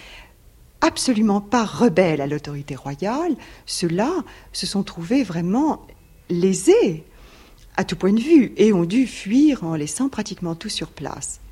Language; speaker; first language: French; native; French